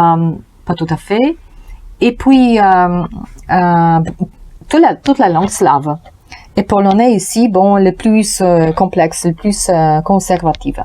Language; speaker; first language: French; non-native, learner; Polish